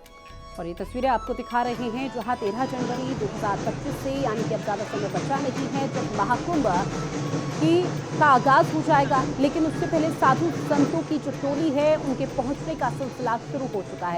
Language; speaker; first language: Hindi; native; Hindi